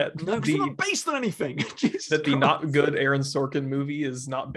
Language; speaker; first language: English; native; English